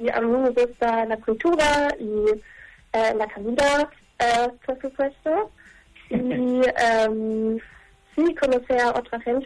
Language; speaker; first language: Spanish; non-native, learner; German